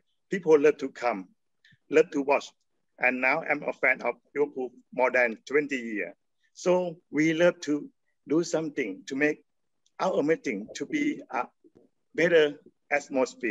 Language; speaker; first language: English; non-native, learner; Thai